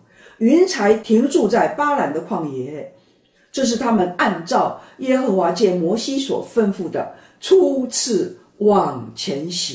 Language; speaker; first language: Chinese; native; Chinese